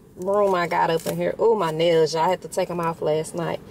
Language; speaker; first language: English; native; English